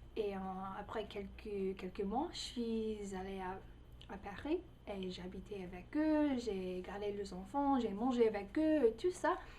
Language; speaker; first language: French; non-native, fluent; English